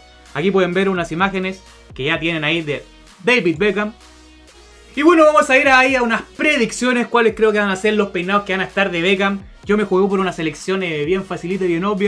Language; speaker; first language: Spanish; native; Spanish